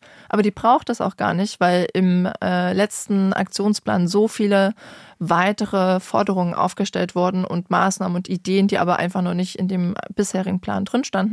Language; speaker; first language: German; native; German